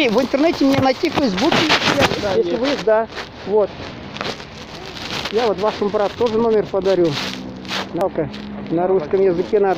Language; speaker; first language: Russian; native; Russian